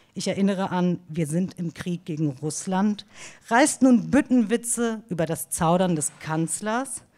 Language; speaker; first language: German; native; German